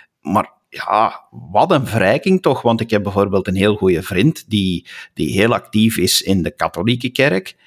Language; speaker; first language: Dutch; native; Dutch